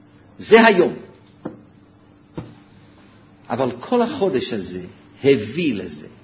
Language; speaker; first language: Hebrew; native; Hebrew